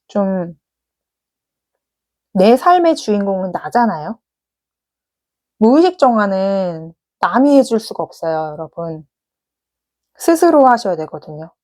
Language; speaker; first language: Korean; native; Korean